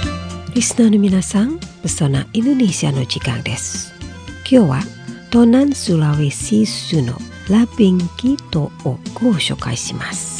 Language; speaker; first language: Japanese; non-native, fluent; Indonesian